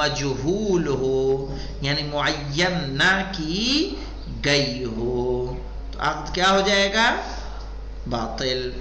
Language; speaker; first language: Urdu; native; Urdu